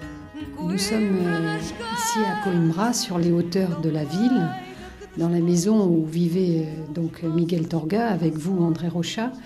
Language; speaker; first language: French; native; French